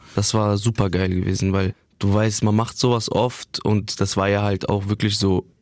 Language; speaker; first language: German; native; German